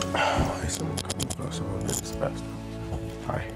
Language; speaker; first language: Romanian; non-native, learner; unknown